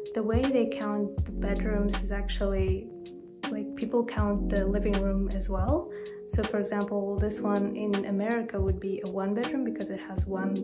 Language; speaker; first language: English; non-native, fluent; Kazakh